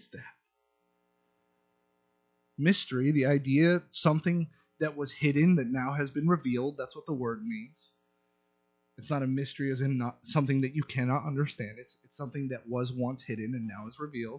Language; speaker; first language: English; native; English